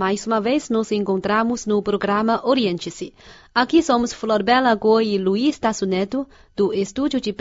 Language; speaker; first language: Portuguese; non-native, fluent; Chinese